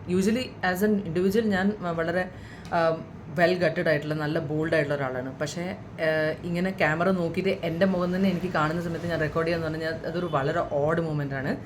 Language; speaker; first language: Malayalam; early bilingual, heritage; Malayalam